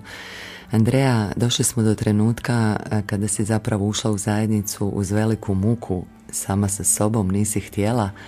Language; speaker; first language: Croatian; native; Croatian